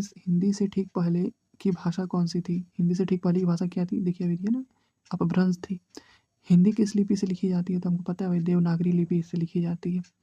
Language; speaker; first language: Hindi; native; Hindi